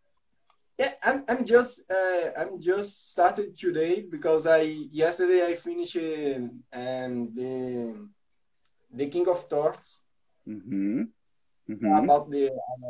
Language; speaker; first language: English; non-native, learner; Portuguese